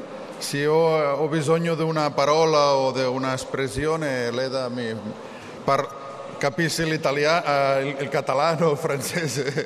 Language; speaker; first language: Italian; non-native, learner; Catalan